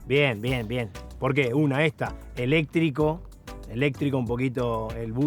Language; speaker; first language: Spanish; native; Spanish